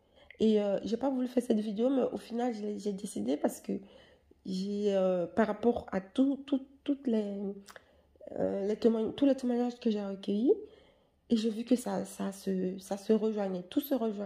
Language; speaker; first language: French; native; French